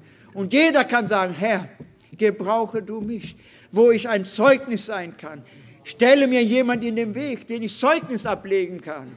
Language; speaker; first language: German; non-native, fluent; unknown